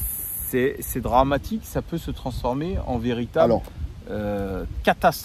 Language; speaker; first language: French; native; French